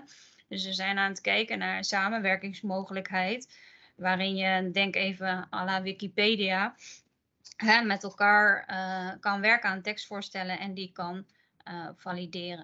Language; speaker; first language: Dutch; native; Dutch